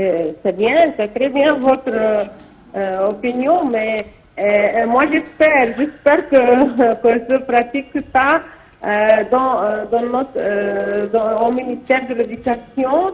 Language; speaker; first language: French; non-native, fluent; Arabic